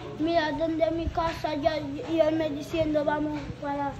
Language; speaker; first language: Spanish; early bilingual, other home language; Haitian Creole